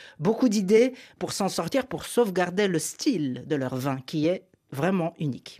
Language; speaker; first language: French; non-native, fluent; Polish